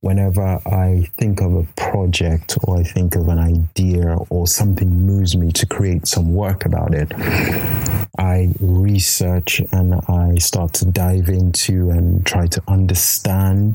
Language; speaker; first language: English; non-native, local second language; Yoruba